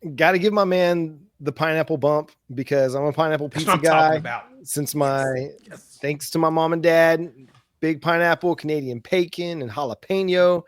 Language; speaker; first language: English; native; English